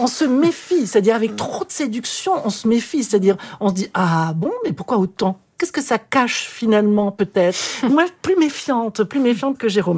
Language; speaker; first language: French; native; French